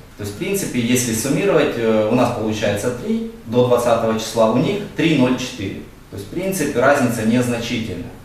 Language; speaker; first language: Russian; native; Russian